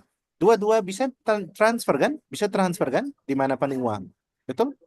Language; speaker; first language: Indonesian; non-native, learner; Nepali